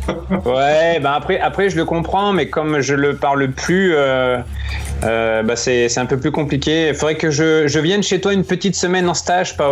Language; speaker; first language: French; native; French